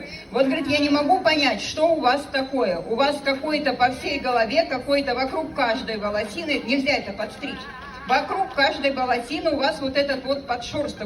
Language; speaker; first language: Russian; native; Russian